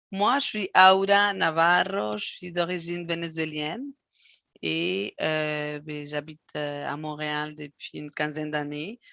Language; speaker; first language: French; non-native, fluent; Spanish